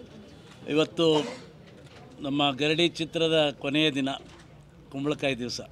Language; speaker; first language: Kannada; native; Kannada